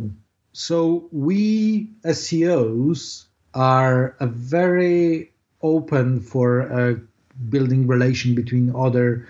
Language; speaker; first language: English; non-native, fluent; Polish